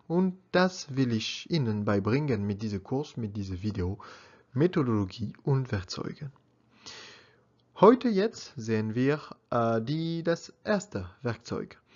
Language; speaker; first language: German; non-native, learner; French